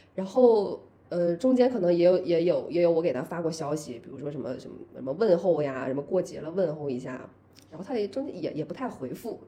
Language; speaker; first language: Chinese; native; Chinese